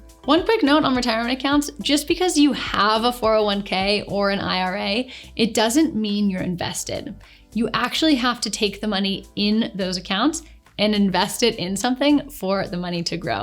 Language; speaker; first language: English; native; English